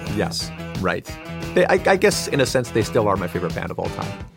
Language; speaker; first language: English; native; English